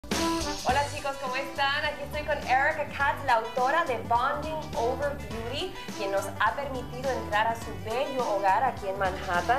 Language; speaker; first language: Spanish; native; Spanish